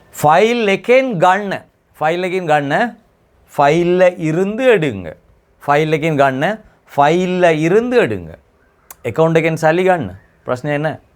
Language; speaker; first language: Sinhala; non-native, local second language; Tamil